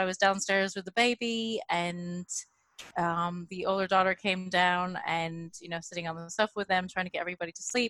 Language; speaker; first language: English; native; English